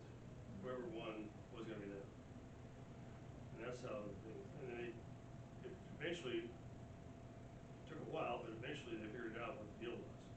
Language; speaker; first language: English; native; English